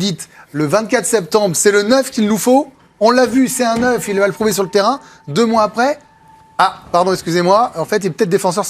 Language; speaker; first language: French; native; French